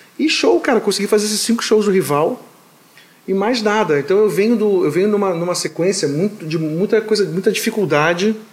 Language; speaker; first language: Portuguese; native; Portuguese